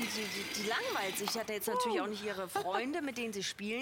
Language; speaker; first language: German; native; German